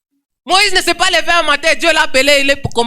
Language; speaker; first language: French; non-native, local second language; Swahili